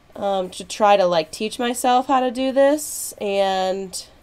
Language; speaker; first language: English; native; English